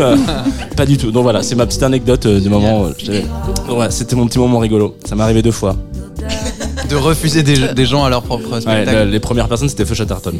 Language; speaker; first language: French; native; French